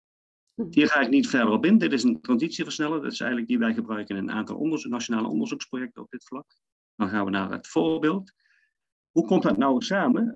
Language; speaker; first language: Dutch; native; Dutch